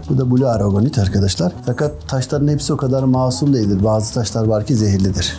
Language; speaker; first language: Turkish; native; Turkish